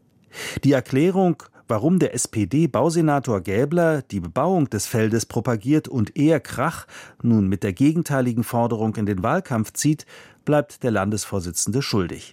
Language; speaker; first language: German; native; German